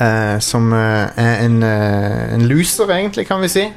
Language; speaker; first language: Norwegian; native; Norwegian